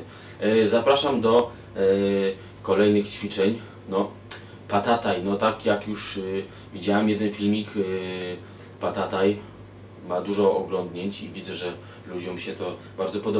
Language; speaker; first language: Polish; native; Polish